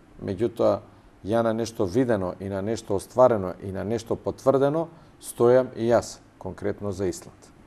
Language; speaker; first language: Macedonian; native; Macedonian